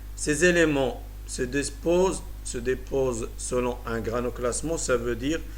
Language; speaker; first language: French; non-native, local second language; Arabic